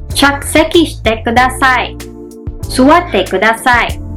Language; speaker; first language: Japanese; non-native, learner; Filipino